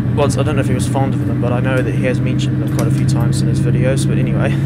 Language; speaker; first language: English; native; English